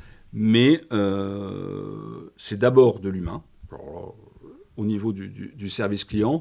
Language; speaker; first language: French; native; French